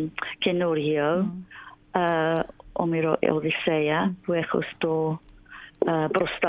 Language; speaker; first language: Greek; non-native, learner; English